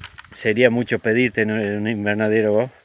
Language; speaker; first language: Spanish; native; Spanish